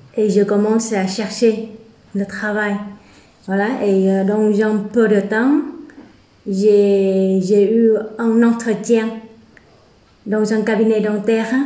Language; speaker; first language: French; non-native, learner; Vietnamese